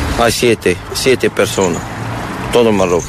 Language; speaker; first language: Spanish; non-native, learner; Arabic